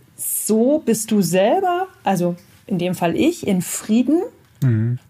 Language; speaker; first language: German; native; German